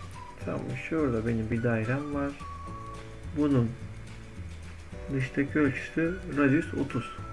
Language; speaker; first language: Turkish; native; Turkish